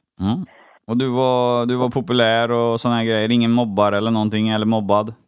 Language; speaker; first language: Swedish; native; Swedish